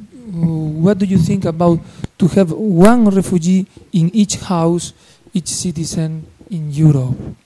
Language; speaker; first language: English; non-native, learner; Spanish